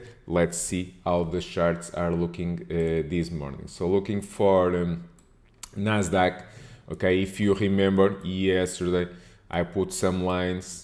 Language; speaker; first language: English; non-native, fluent; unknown